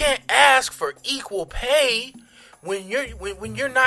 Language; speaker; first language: English; native; English